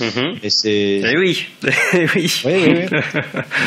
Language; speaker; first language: French; native; French